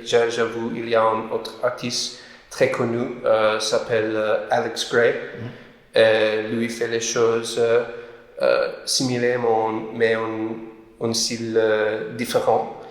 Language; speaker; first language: French; non-native, learner; English